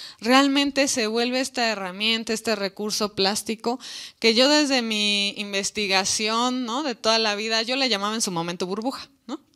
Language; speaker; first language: Spanish; native; Spanish